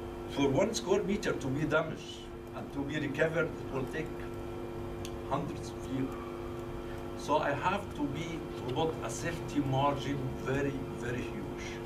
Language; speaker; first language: English; non-native, fluent; Arabic